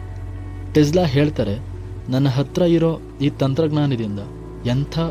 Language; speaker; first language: Kannada; native; Kannada